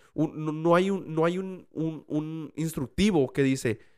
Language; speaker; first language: Spanish; early bilingual, heritage; Spanish